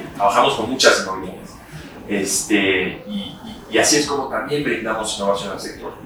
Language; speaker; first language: Spanish; non-native, fluent; French